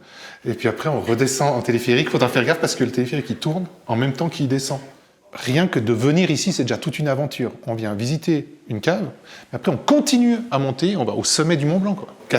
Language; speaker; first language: French; native; French